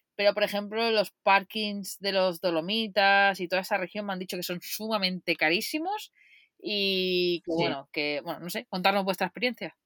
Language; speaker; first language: Spanish; native; Spanish